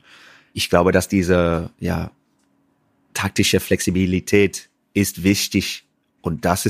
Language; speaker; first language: German; non-native, fluent; English